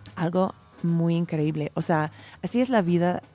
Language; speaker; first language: Spanish; non-native, fluent; English